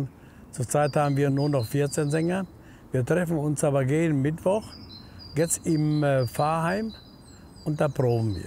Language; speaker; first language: German; native; German